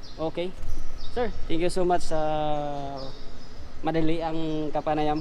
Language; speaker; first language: Filipino; non-native, local second language; Cebuano